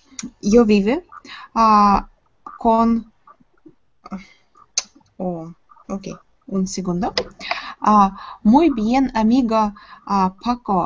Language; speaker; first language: Spanish; non-native, learner; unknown